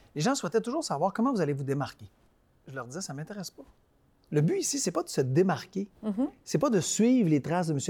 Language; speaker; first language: French; native; French